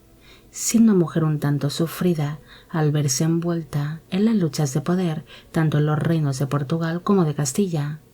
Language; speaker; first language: Spanish; native; Spanish